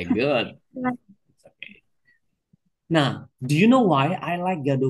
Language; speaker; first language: English; non-native, learner; Indonesian